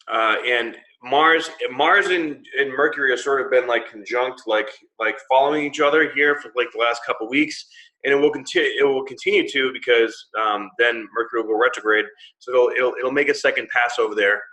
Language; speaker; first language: English; native; English